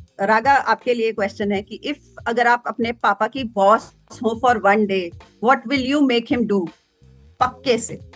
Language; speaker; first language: Hindi; native; Hindi